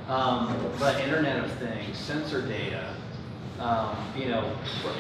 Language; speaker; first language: English; native; English